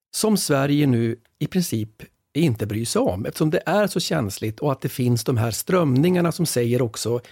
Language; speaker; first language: Swedish; native; Swedish